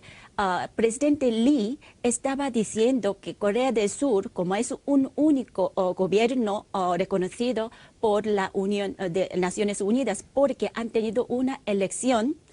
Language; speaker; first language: Spanish; non-native, fluent; Korean